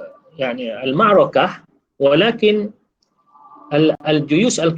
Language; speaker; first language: Arabic; non-native, fluent; Malay